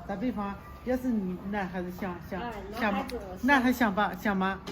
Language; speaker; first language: Chinese; native; Chinese